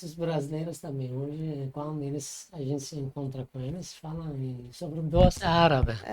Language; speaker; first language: Portuguese; non-native, fluent; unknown